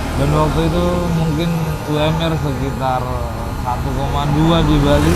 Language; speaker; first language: Indonesian; non-native, local second language; Madurese